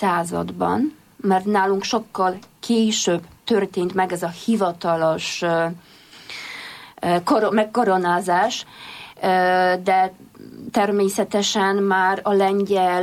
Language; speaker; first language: Hungarian; non-native, fluent; Polish